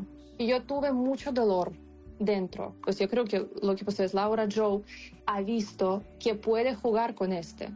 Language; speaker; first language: Spanish; non-native, fluent; Ukrainian